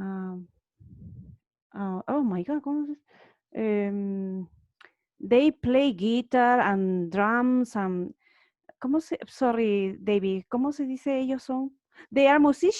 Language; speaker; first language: English; non-native, learner; Spanish